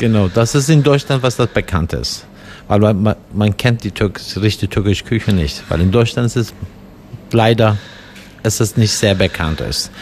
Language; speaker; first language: German; non-native, fluent; Turkish